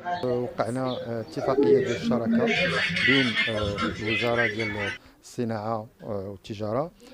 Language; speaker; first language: Arabic; native; Arabic